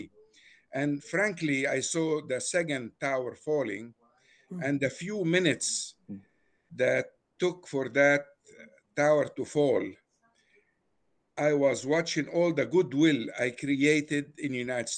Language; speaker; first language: English; non-native, fluent; Arabic